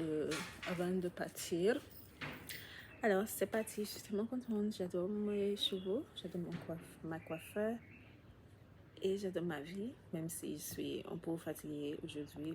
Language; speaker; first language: French; non-native, learner; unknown